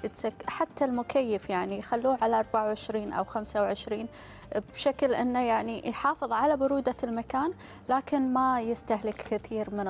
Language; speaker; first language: Arabic; native; Arabic